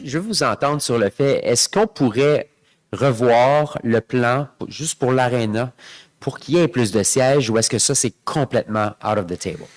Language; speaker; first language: French; native; French